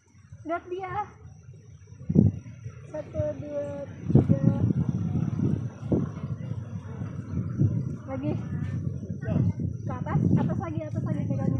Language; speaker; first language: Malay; non-native, local second language; Sundanese